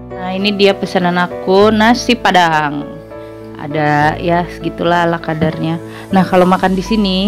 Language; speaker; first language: Indonesian; native; Indonesian